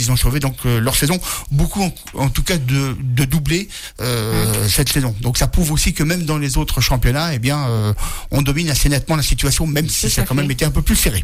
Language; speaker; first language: French; native; French